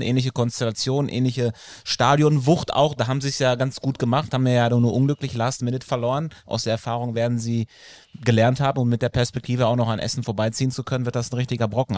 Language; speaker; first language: German; native; German